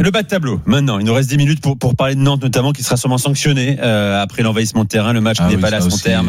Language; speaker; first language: French; native; French